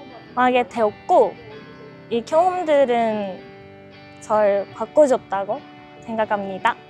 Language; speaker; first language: Korean; non-native, learner; Japanese